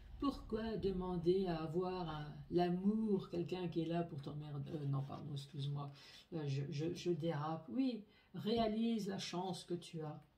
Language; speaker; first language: French; native; French